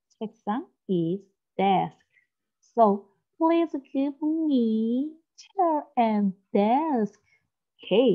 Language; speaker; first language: English; non-native, learner; Korean